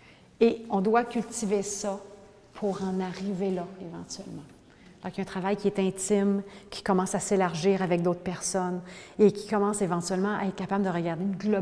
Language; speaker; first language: French; native; French